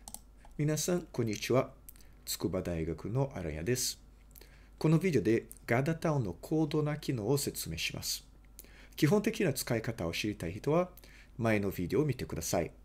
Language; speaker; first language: Japanese; non-native, fluent; Portuguese